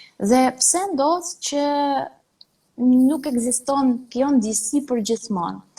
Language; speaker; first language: Albanian; non-native, fluent; Russian